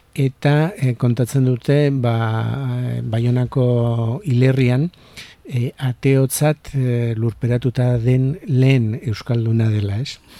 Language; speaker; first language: Basque; native; Basque